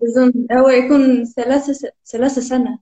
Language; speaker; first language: Arabic; non-native, learner; Turkish